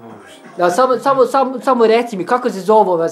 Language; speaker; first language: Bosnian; non-native, learner; Norwegian